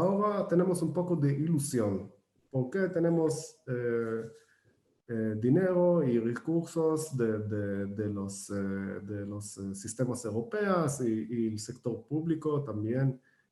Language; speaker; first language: Spanish; non-native, fluent; Hebrew